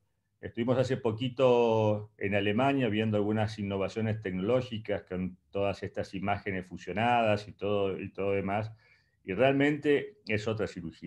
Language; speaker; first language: Spanish; native; Spanish